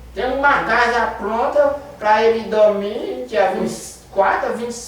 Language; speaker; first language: Portuguese; non-native, fluent; Haitian Creole